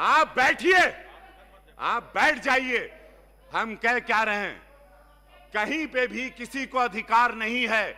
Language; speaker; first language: Hindi; native; Hindi